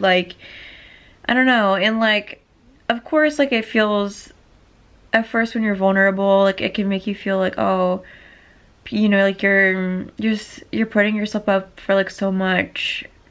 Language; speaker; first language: English; native; English